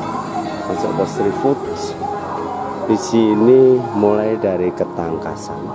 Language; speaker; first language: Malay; non-native, local second language; Javanese